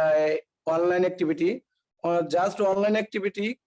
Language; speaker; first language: English; non-native, learner; Bangla